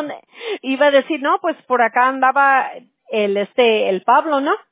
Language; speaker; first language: Spanish; early bilingual, heritage; Spanish